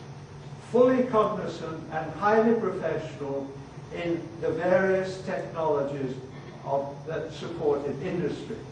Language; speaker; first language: English; native; English